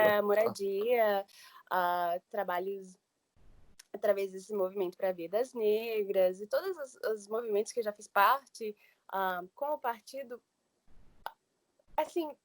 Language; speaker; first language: Portuguese; early bilingual, heritage; English